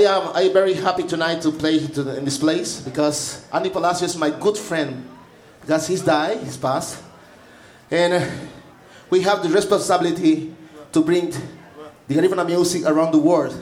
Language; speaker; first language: English; non-native, learner; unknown